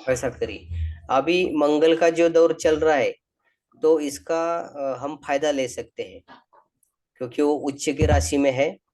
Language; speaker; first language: Hindi; non-native, local second language; Marathi